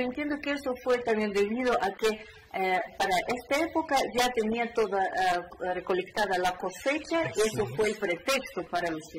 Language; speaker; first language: Spanish; non-native, fluent; Russian